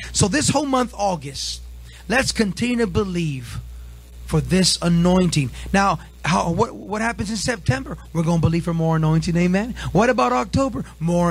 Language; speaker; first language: English; native; English